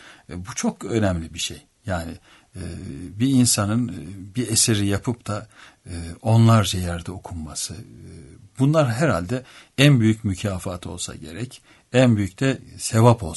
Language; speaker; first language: Turkish; native; Turkish